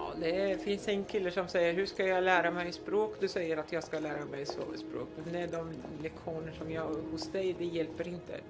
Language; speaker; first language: Swedish; non-native, fluent; Arabic